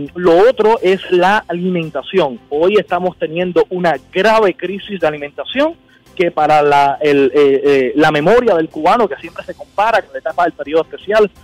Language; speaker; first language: Spanish; native; Spanish